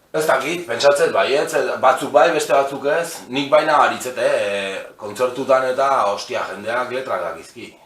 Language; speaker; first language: Basque; native; Basque